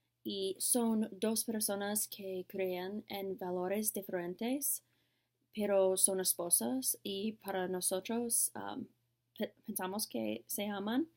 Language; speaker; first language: Spanish; non-native, learner; English